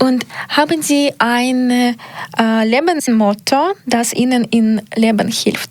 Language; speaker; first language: German; non-native, learner; Ukrainian